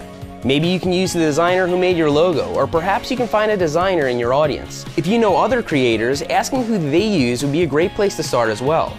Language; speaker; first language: English; native; English